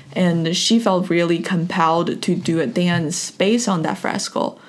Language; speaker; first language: English; non-native, fluent; Chinese